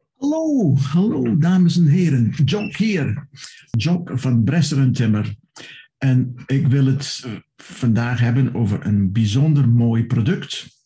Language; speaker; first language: Dutch; non-native, fluent; English